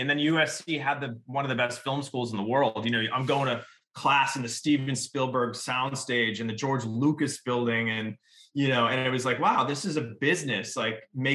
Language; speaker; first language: English; native; English